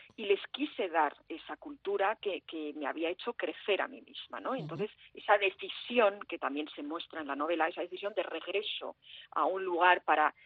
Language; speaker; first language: Spanish; early bilingual, heritage; French